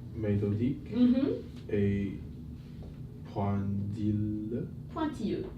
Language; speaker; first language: French; non-native, learner; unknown